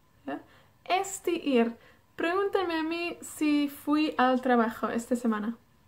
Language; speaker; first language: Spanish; non-native, fluent; Welsh